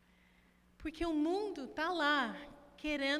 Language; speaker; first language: Portuguese; non-native, fluent; English